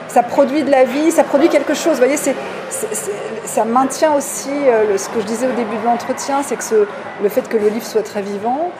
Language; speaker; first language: French; native; French